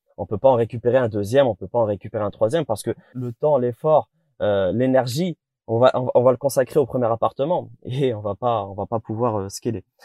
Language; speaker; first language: French; native; French